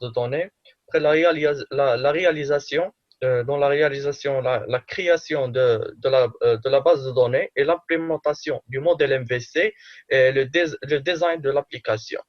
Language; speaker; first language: French; non-native, local second language; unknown